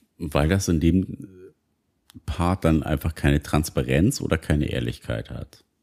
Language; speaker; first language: German; native; German